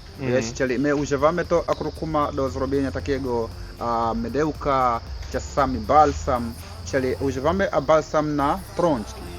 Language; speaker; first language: Polish; non-native, fluent; Swahili